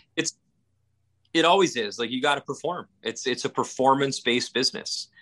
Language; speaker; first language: English; native; English